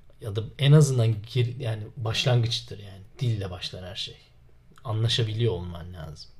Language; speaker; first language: Turkish; native; Turkish